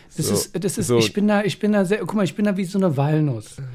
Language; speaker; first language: German; early bilingual, other home language; Persian